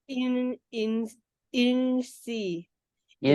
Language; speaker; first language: Korean; non-native, learner; Vietnamese